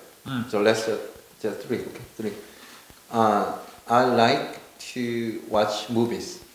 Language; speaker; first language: English; non-native, learner; Korean